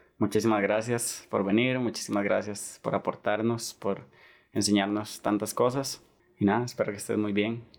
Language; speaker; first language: Spanish; native; Spanish